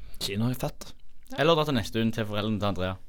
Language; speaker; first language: Norwegian; native; Norwegian